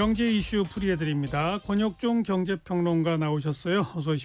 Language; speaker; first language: Korean; native; Korean